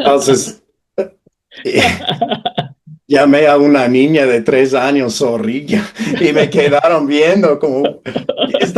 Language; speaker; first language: Spanish; non-native, fluent; English